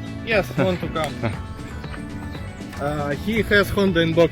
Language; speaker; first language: English; non-native, learner; Russian